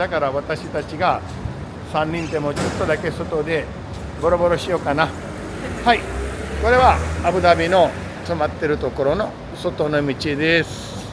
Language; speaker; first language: Japanese; non-native, fluent; Urdu